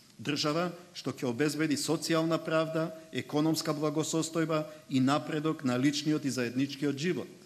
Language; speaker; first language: Macedonian; native; Macedonian